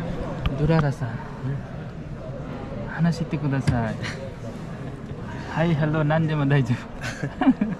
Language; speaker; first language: Japanese; non-native, learner; Nepali